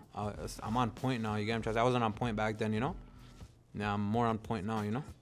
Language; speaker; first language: English; non-native, fluent; Punjabi